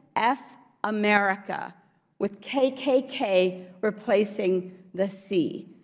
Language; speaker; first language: English; early bilingual, other home language; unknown